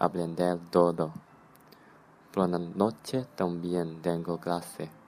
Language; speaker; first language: Spanish; non-native, learner; Chinese